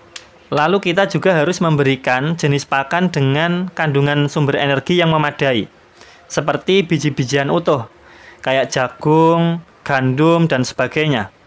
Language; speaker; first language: Indonesian; native; Indonesian